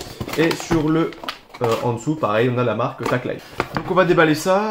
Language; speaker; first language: French; native; French